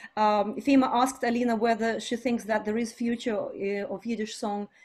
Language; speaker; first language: English; non-native, fluent; Russian